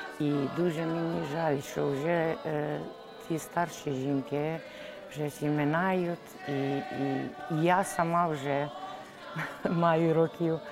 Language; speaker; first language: Ukrainian; early bilingual, heritage; Ukrainian